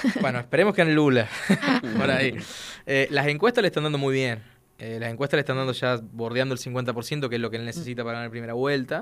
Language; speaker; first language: Spanish; native; Spanish